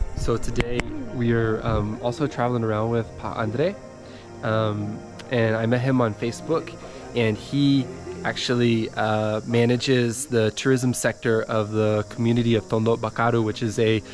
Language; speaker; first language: English; native; English